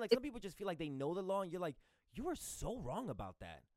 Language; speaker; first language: English; early bilingual, other home language; Spanish